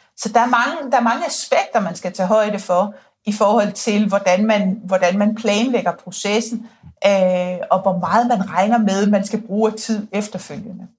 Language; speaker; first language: Danish; native; Danish